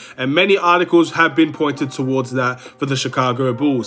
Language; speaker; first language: English; native; English